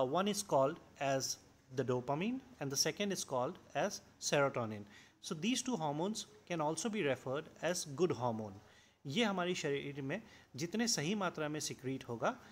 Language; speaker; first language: Hindi; non-native, local second language; Assamese